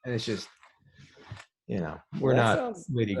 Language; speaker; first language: English; native; English